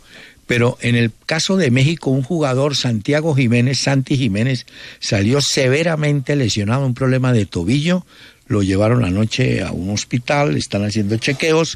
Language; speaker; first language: Spanish; native; Spanish